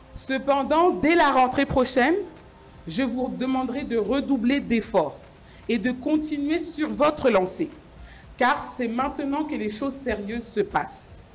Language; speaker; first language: French; early bilingual, other home language; Lingala